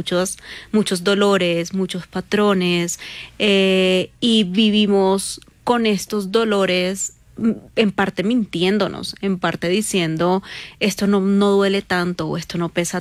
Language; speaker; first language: Spanish; native; Spanish